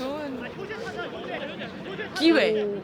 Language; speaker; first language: Korean; native; Korean